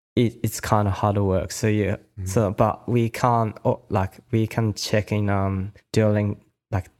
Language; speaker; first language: English; non-native, learner; Japanese